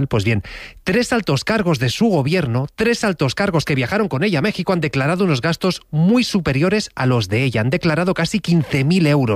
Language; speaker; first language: Spanish; native; Spanish